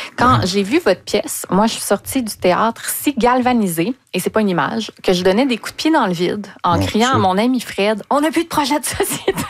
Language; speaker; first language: French; native; French